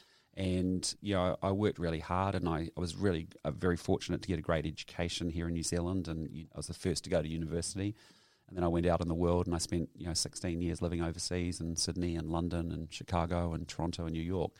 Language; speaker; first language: English; native; English